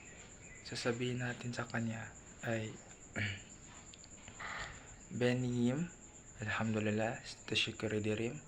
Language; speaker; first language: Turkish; non-native, learner; Filipino